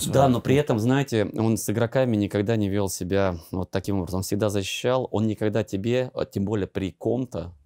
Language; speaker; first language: Russian; native; Russian